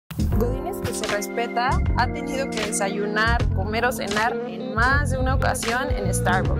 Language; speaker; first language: Spanish; native; Spanish